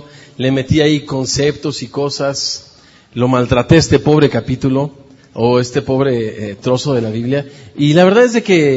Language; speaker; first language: Spanish; native; Spanish